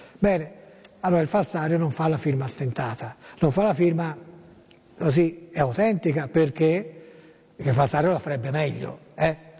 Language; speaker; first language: Italian; native; Italian